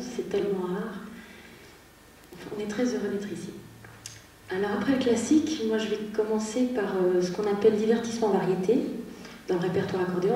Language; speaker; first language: French; native; French